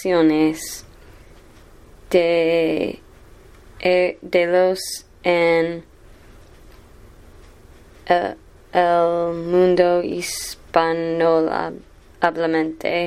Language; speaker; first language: Spanish; non-native, learner; English